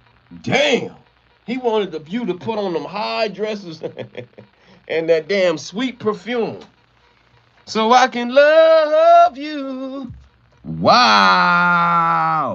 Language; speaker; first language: English; native; English